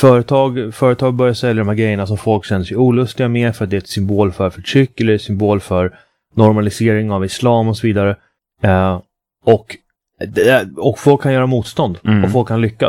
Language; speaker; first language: Swedish; native; Swedish